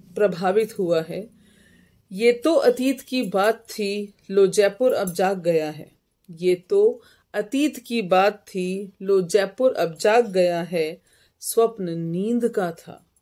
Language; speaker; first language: Hindi; native; Hindi